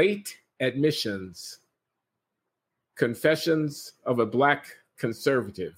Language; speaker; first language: English; native; English